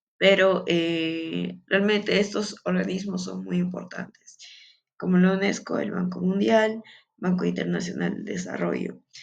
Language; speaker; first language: Spanish; native; Spanish